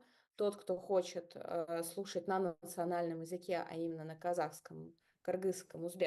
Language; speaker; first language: Russian; native; Russian